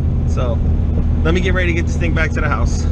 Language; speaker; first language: English; native; English